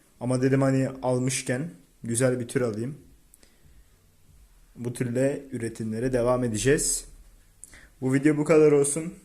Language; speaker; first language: Turkish; native; Turkish